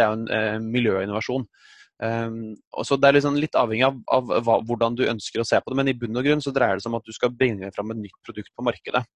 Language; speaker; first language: Norwegian; native; Norwegian